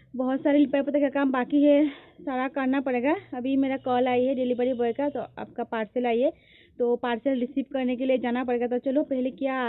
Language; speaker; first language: Hindi; non-native, local second language; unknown